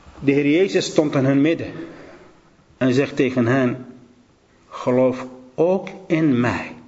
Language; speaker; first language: Dutch; non-native, fluent; Assyrian Neo-Aramaic